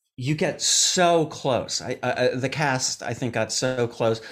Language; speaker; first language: English; native; English